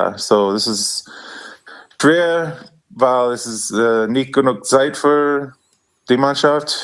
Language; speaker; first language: German; non-native, learner; English